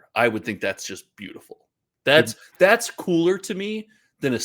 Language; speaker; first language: English; native; English